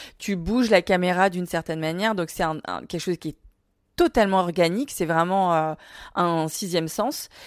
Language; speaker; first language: French; early bilingual, other home language; Vietnamese